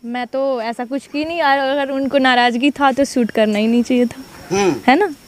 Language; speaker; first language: Hindi; non-native, local second language; Nepali